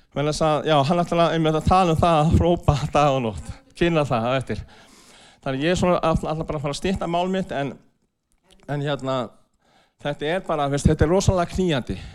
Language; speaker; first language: Icelandic; non-native, fluent; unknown